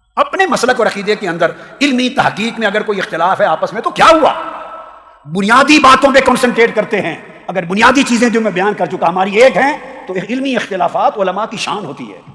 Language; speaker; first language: Urdu; non-native, local second language; Punjabi